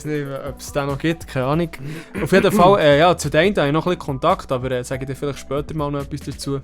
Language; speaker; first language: German; native; German